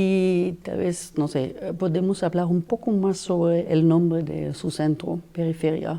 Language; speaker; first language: Spanish; non-native, fluent; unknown